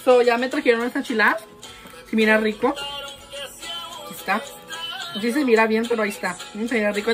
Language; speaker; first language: Spanish; early bilingual, heritage; Spanish